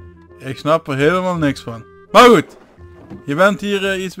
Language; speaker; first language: Dutch; native; Dutch